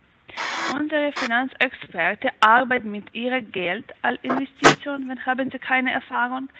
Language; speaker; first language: German; non-native, learner; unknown